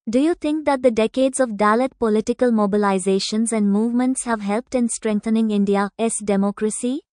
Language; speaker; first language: English; non-native, local second language; Tamil